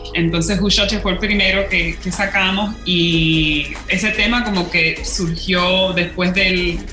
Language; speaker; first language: Spanish; early bilingual, heritage; Spanish